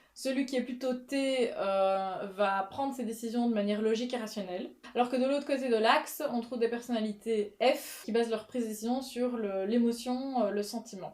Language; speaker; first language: French; native; French